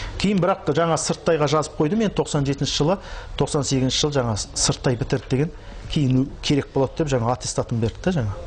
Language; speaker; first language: Kazakh; native; Kazakh